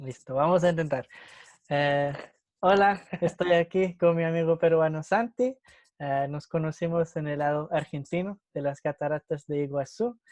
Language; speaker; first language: Spanish; non-native, fluent; English